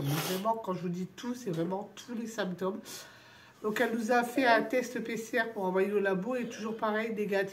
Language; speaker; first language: French; native; French